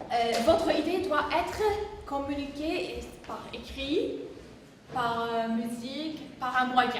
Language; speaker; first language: French; non-native, fluent; English